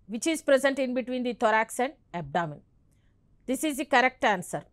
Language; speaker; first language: English; non-native, local second language; Telugu